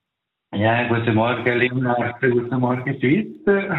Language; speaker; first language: German; early bilingual, heritage; Italian